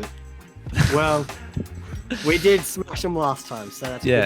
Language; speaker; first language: English; native; English